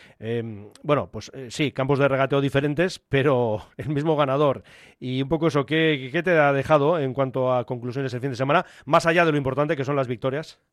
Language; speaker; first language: Spanish; native; Spanish